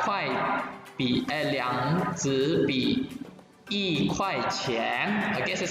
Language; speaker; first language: Chinese; non-native, fluent; Indonesian